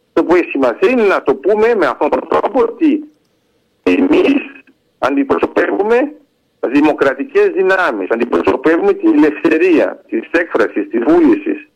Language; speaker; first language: Greek; early bilingual, heritage; Greek